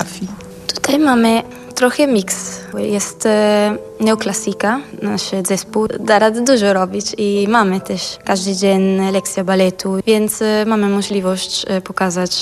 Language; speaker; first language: Polish; non-native, fluent; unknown